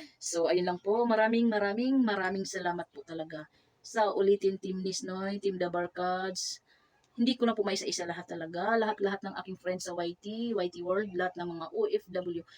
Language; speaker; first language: Filipino; non-native, local second language; Cebuano